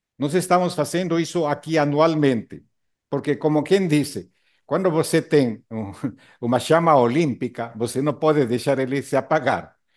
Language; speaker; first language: Portuguese; non-native, fluent; Spanish